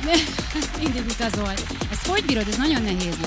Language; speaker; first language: Hungarian; native; Hungarian